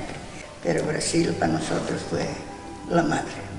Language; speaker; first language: Spanish; non-native, local second language; Galician